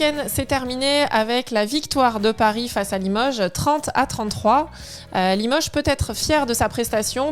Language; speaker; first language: French; native; French